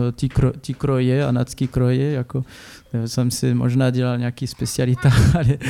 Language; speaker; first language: Czech; non-native, fluent; French